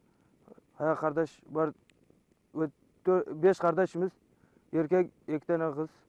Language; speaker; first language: Turkish; non-native, learner; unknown